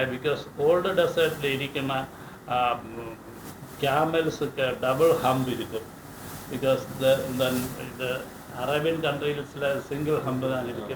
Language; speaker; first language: Tamil; non-native, learner; Malayalam